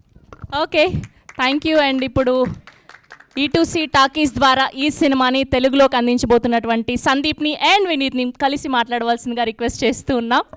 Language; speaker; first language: Telugu; native; Telugu